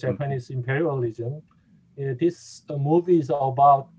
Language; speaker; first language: English; non-native, fluent; Korean